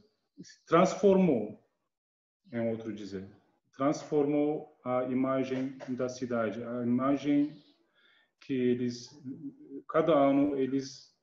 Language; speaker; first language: Portuguese; non-native, learner; Turkish